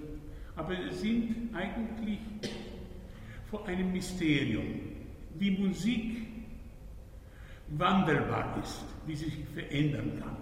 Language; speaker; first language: German; non-native, fluent; Spanish